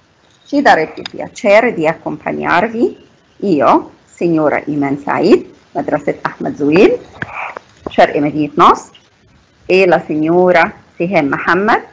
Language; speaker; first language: Italian; non-native, fluent; Arabic